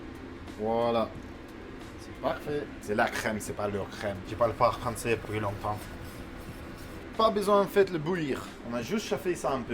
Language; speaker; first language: French; non-native, learner; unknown